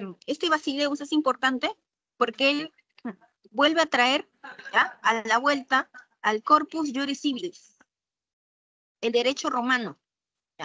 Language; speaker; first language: Spanish; native; Spanish